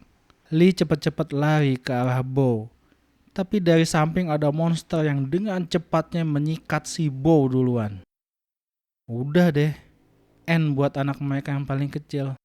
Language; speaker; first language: Indonesian; native; Indonesian